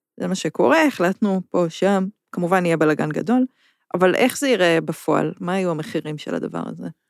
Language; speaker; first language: Hebrew; native; Hebrew